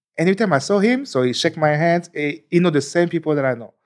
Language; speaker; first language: English; non-native, fluent; French